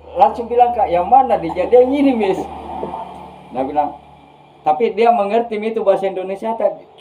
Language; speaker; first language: Indonesian; native; Indonesian